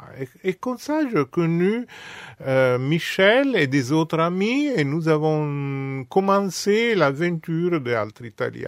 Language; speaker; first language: French; non-native, fluent; Italian